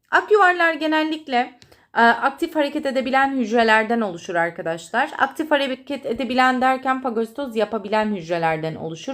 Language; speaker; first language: Turkish; native; Turkish